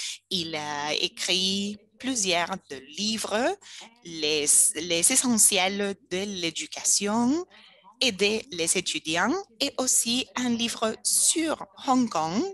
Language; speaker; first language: French; non-native, fluent; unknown